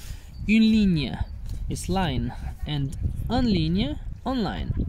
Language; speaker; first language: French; non-native, learner; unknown